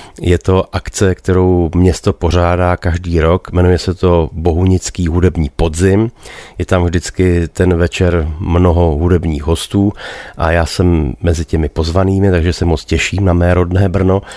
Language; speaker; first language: Czech; native; Czech